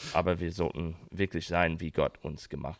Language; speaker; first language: German; non-native, learner; English